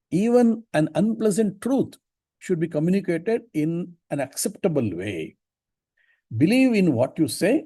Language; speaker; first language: English; non-native, local second language; Kannada